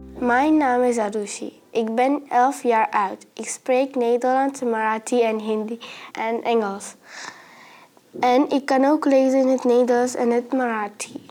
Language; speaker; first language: Dutch; early bilingual, other home language; Marathi